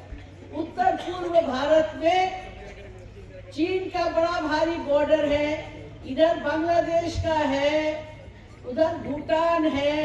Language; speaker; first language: Hindi; non-native, local second language; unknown